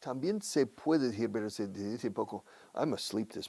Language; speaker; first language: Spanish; non-native, fluent; English